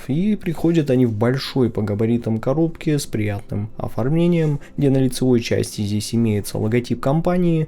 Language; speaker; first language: Russian; native; Russian